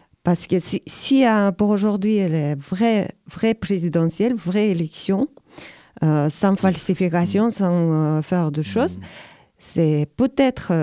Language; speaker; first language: French; non-native, learner; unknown